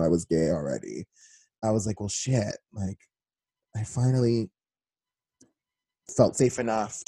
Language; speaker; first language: English; early bilingual, other home language; Spanish